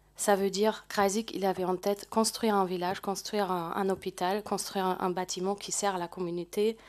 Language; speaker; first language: French; non-native, fluent; German